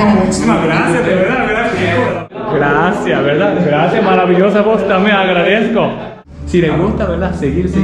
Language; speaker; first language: Spanish; non-native, learner; Japanese